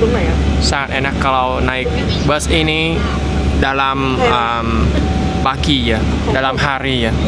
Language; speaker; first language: Indonesian; non-native, fluent; Vietnamese